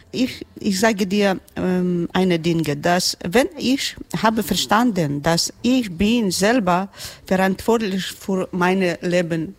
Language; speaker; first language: German; non-native, learner; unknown